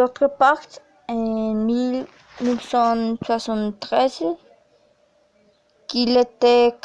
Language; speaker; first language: French; non-native, learner; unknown